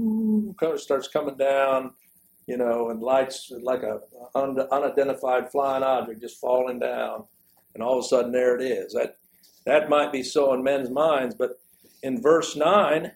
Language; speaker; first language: English; native; English